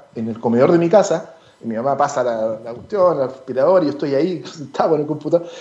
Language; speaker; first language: Spanish; native; Spanish